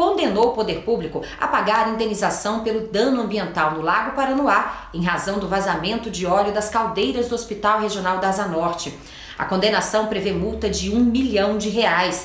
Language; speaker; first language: Portuguese; native; Portuguese